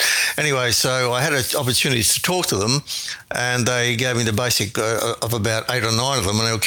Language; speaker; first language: English; native; English